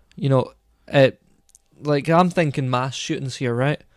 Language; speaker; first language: English; native; English